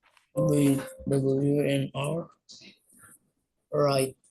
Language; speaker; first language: English; non-native, learner; Indonesian